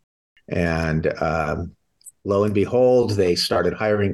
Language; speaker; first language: English; native; English